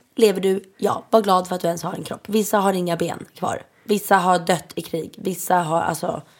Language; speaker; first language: Swedish; native; Swedish